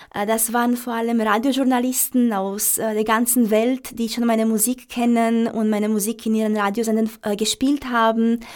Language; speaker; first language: German; non-native, fluent; Romanian